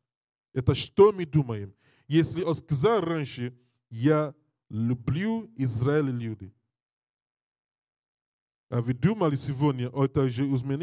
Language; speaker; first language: Russian; non-native, learner; English